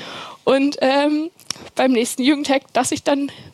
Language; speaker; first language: German; native; German